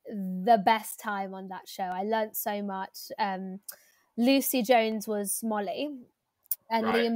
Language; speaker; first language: English; native; English